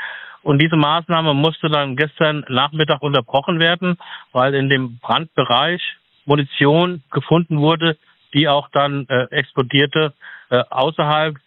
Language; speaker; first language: German; native; German